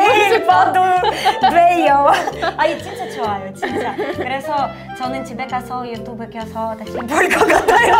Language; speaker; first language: Korean; non-native, fluent; Ukrainian